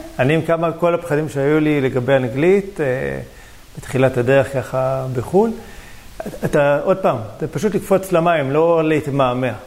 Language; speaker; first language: Hebrew; native; Hebrew